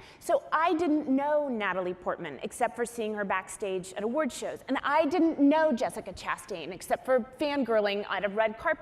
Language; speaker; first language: English; native; English